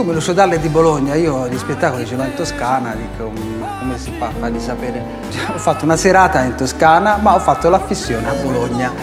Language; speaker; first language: Italian; native; Italian